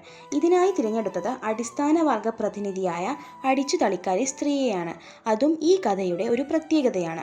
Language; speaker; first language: Malayalam; native; Malayalam